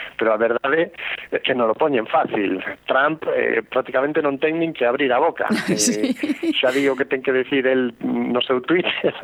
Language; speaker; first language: Galician; non-native, local second language; Spanish